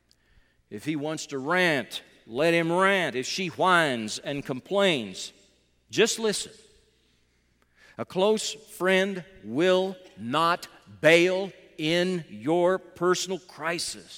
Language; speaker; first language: English; native; English